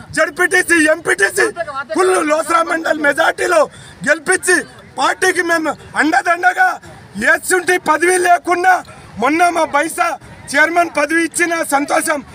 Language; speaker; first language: Telugu; non-native, local second language; Lambadi